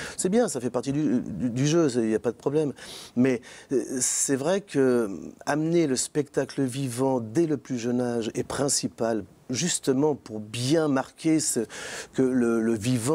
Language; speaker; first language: French; native; French